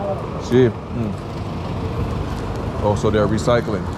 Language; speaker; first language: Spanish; non-native, learner; English